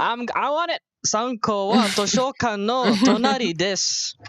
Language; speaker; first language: Japanese; non-native, learner; English